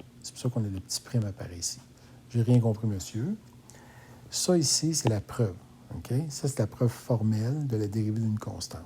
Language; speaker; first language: French; native; French